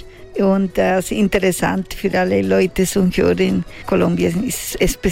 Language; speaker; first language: German; non-native, learner; Spanish